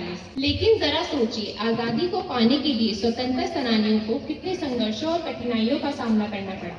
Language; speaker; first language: Hindi; native; Hindi